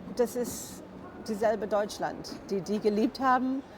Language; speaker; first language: German; non-native, fluent; English